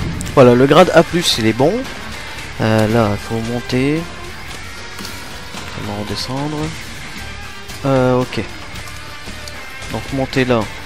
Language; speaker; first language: French; native; French